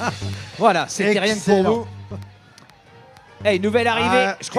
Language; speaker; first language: French; native; French